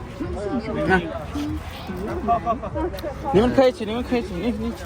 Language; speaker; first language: Chinese; non-native, learner; Bangla